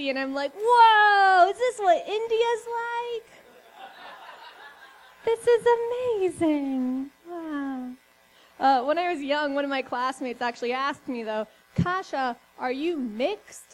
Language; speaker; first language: English; native; English